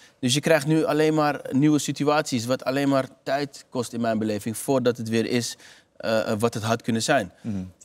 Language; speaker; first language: Dutch; native; Dutch